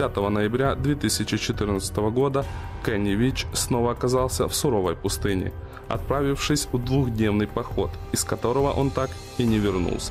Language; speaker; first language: Russian; native; Russian